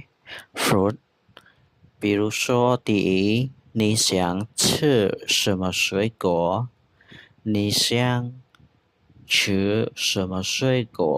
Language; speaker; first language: Chinese; non-native, fluent; Khmer